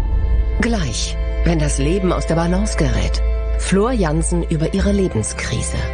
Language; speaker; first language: German; native; German